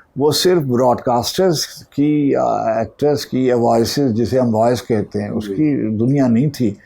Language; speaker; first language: Urdu; native; Urdu